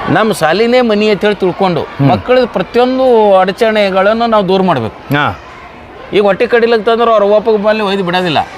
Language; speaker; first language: Kannada; native; Kannada